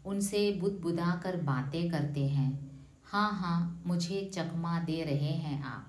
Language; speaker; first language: Hindi; non-native, local second language; Malayalam